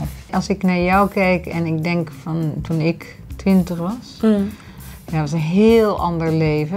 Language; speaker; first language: Dutch; native; Dutch